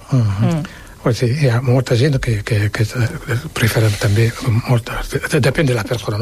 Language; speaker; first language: Catalan; non-native, fluent; Wolof